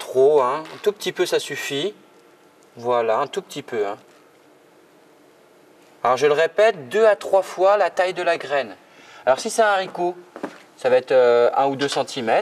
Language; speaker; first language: French; native; French